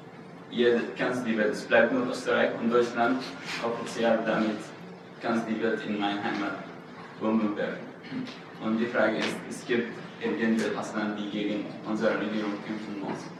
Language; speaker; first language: German; non-native, learner; Arabic